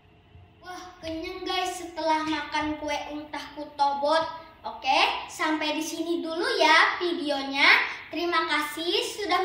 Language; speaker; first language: Indonesian; native; Indonesian